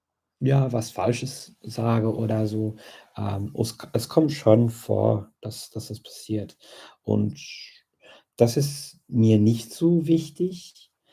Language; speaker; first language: German; non-native, fluent; English